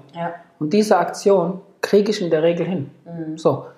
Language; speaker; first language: German; native; German